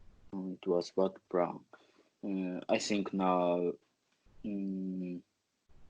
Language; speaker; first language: English; non-native, learner; Japanese